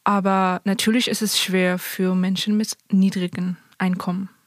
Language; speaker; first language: German; non-native, fluent; Persian